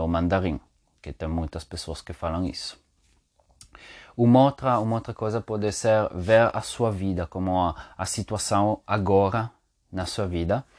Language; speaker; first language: Portuguese; non-native, learner; Spanish